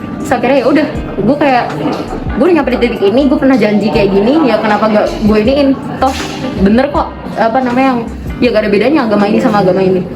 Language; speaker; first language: Indonesian; native; Indonesian